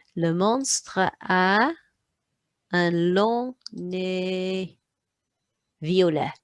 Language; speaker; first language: French; non-native, fluent; English